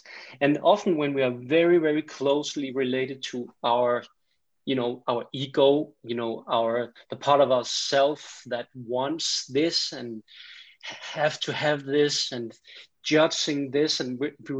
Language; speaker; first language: English; non-native, fluent; Danish